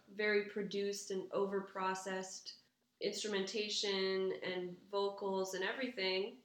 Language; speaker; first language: English; native; English